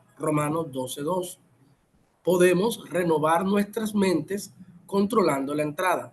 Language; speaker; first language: Spanish; native; Spanish